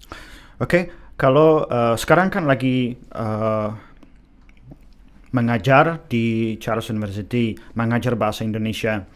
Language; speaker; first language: Indonesian; non-native, fluent; Czech